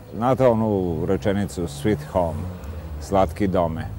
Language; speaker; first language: Serbian; native; Serbian